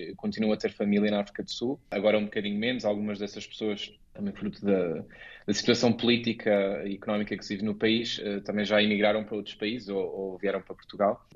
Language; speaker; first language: Portuguese; native; Portuguese